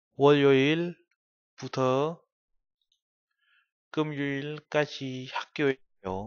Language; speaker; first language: Korean; non-native, learner; Vietnamese